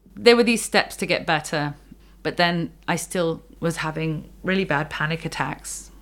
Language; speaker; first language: English; native; English